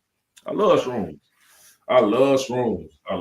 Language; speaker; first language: English; native; English